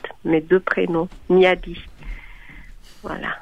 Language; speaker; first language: French; non-native, local second language; Malagasy